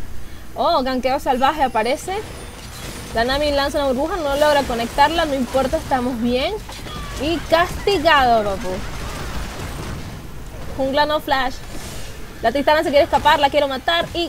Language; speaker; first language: Spanish; native; Spanish